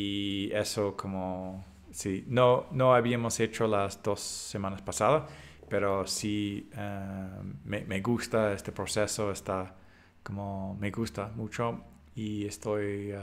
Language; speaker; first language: Spanish; non-native, fluent; English